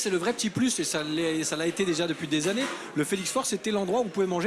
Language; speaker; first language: French; native; French